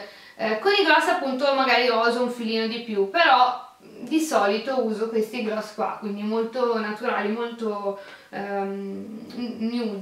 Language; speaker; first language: Italian; native; Italian